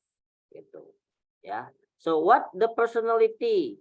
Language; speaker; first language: English; non-native, fluent; Indonesian